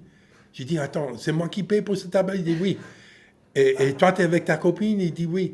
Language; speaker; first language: French; non-native, fluent; English